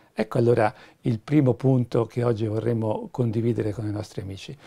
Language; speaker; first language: Italian; native; Italian